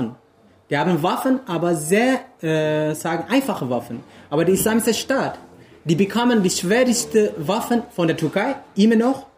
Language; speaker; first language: German; non-native, fluent; Kurdish